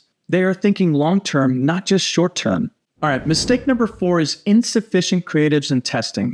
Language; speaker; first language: English; native; English